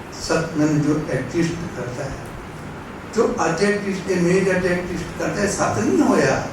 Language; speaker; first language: Hindi; non-native, local second language; Punjabi